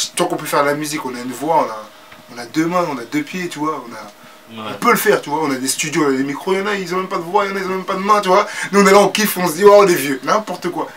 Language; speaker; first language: French; native; French